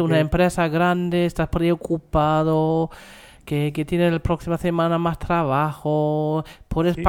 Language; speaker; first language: Spanish; non-native, fluent; German